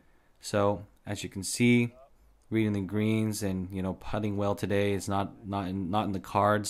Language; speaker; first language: English; native; English